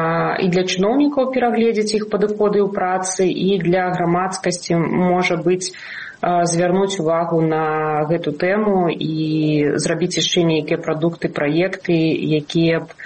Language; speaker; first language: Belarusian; non-native, local second language; Russian